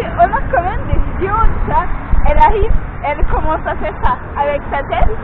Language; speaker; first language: French; non-native, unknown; Portuguese